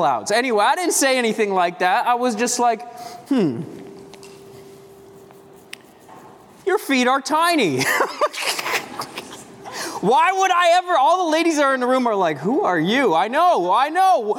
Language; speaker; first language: English; native; English